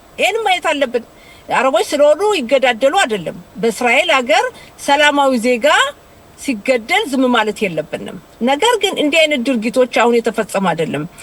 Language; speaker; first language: Amharic; native; Amharic